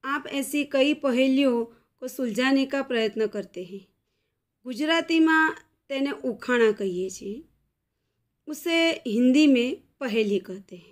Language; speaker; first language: Hindi; non-native, local second language; Gujarati